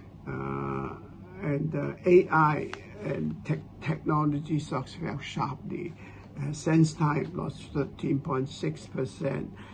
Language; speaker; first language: English; non-native, local second language; Cantonese